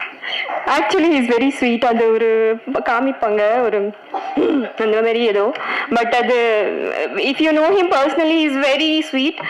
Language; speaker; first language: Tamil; non-native, learner; Bangla